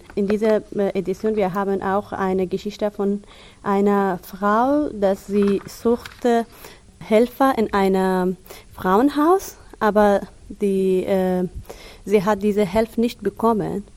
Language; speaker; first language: German; non-native, learner; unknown